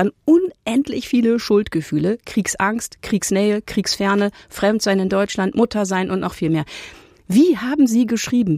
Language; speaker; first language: German; native; German